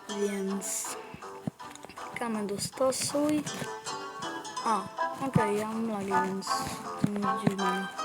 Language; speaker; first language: Polish; native; Polish